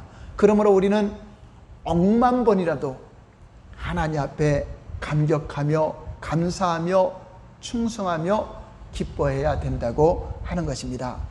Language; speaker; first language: Korean; native; Korean